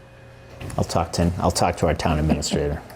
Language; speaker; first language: English; native; English